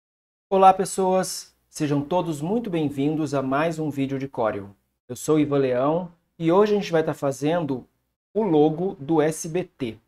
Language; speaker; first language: Portuguese; native; Portuguese